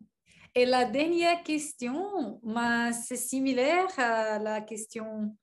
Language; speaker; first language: French; non-native, learner; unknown